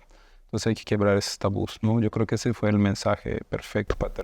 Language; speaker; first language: Spanish; native; Spanish